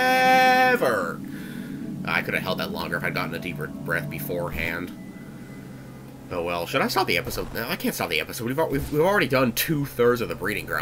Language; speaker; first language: English; native; English